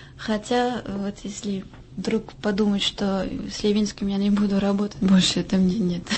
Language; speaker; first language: Russian; non-native, fluent; French